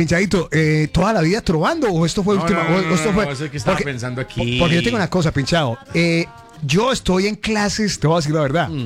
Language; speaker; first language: Spanish; native; Spanish